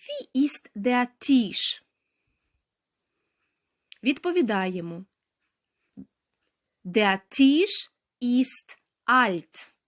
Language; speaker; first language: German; non-native, fluent; Ukrainian